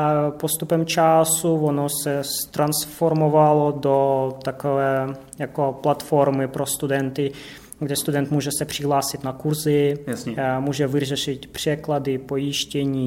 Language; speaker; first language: Czech; non-native, fluent; Russian